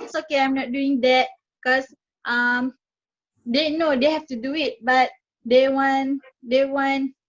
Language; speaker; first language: English; non-native, learner; Malay